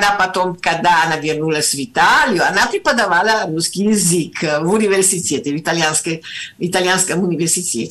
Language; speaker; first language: Russian; non-native, fluent; Italian